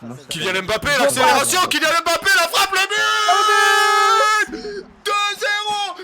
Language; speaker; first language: French; native; French